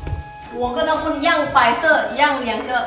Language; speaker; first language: Chinese; non-native, learner; Lao